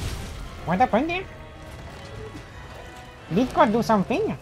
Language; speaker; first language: English; non-native, fluent; French